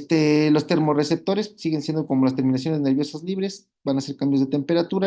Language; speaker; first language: Spanish; native; Spanish